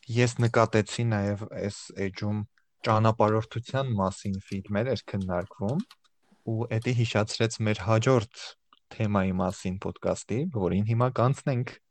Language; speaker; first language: Armenian; native; Armenian